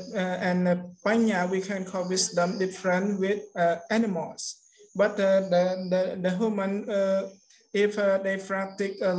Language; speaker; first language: English; non-native, learner; Khmer